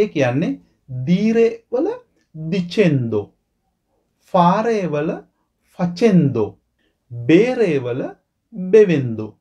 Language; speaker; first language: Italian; non-native, fluent; Sinhala